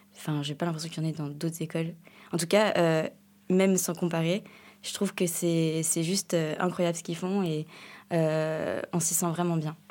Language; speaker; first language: French; native; French